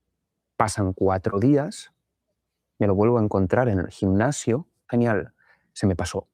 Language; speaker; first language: Spanish; native; Spanish